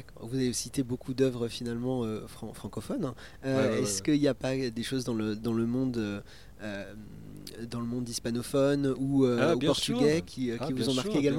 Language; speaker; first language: French; native; French